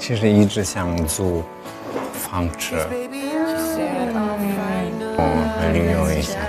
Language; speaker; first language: Chinese; non-native, fluent; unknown